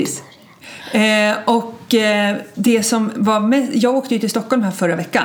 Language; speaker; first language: Swedish; native; Swedish